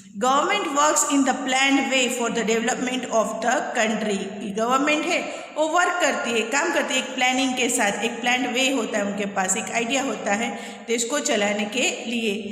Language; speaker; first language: Hindi; native; Hindi